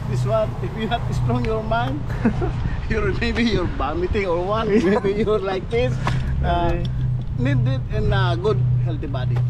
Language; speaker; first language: English; non-native, learner; Filipino